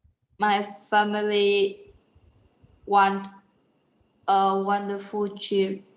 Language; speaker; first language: English; non-native, learner; Vietnamese